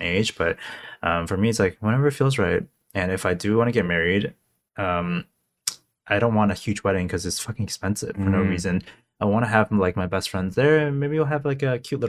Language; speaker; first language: English; non-native, local second language; Cantonese